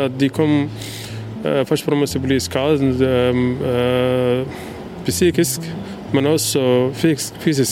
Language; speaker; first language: Norwegian; early bilingual, other home language; Somali